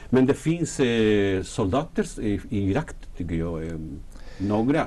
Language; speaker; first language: Swedish; non-native, fluent; Spanish